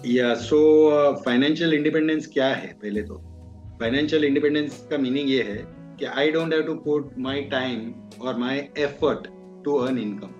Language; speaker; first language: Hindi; non-native, local second language; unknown